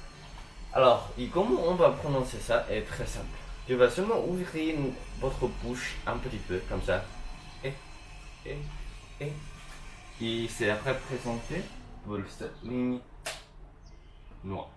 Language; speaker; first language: French; non-native, learner; Chinese